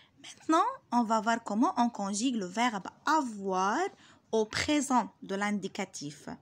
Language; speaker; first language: French; non-native, local second language; Arabic